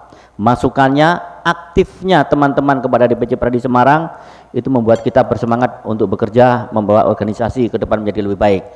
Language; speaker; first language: Indonesian; native; Indonesian